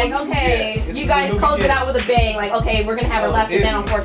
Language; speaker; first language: English; native; English